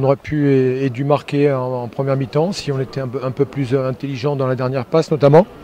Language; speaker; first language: French; native; French